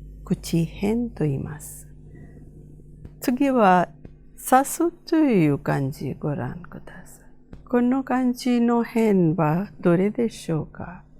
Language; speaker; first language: Japanese; non-native, fluent; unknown